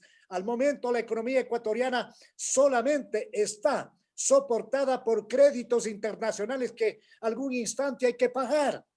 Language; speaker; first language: Spanish; native; Spanish